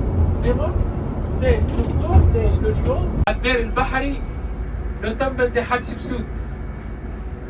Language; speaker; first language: French; non-native, learner; Arabic